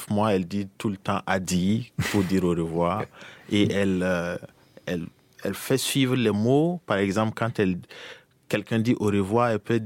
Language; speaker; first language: French; non-native, local second language; Mossi